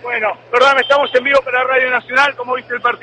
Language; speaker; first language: Spanish; native; Spanish